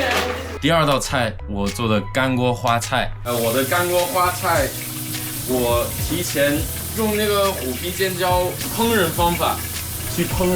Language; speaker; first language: Chinese; non-native, local second language; English